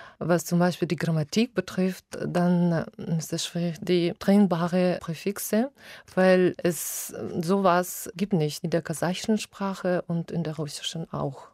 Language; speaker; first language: German; non-native, fluent; Russian